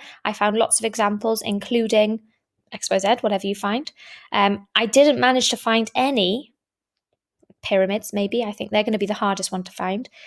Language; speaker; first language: English; native; English